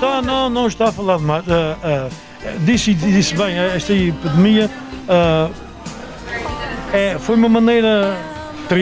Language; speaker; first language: Portuguese; native; Portuguese